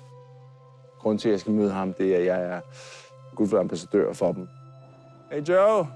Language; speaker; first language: Danish; native; Danish